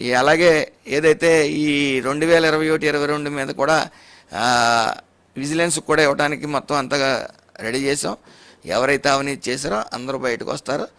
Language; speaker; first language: Telugu; native; Telugu